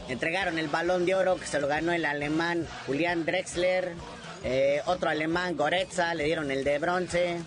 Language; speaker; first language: Spanish; native; Spanish